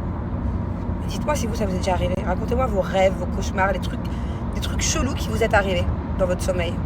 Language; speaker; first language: French; native; French